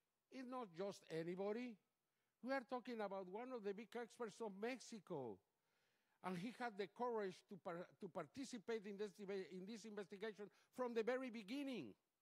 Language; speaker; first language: English; non-native, fluent; Spanish